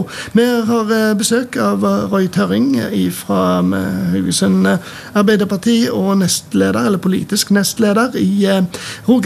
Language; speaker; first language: Norwegian; native; Norwegian